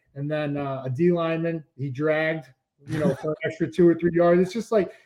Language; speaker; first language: English; native; English